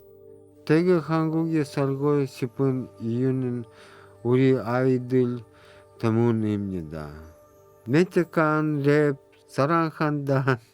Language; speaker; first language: Korean; non-native, learner; Russian